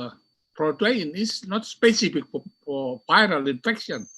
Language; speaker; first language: English; non-native, learner; Indonesian